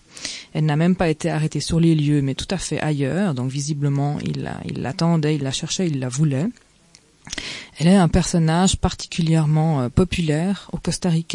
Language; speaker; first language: French; native; French